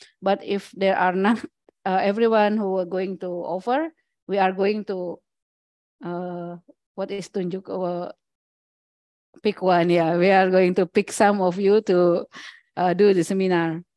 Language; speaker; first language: English; non-native, learner; Indonesian